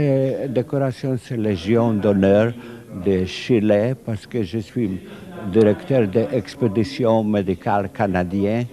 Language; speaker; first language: French; non-native, fluent; Polish